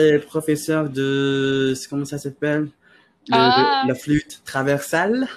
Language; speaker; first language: French; non-native, fluent; Filipino